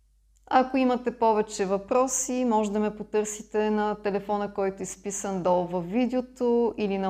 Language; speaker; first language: Bulgarian; non-native, fluent; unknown